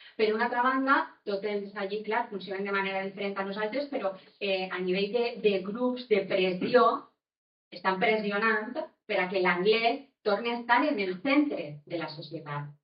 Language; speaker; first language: Catalan; native; Catalan